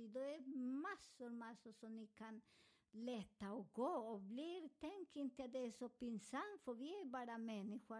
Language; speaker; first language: Swedish; non-native, learner; Spanish